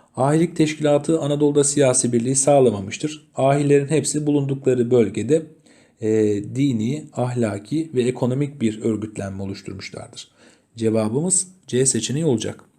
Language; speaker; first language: Turkish; native; Turkish